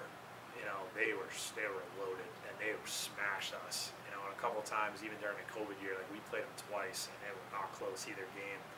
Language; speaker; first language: English; native; English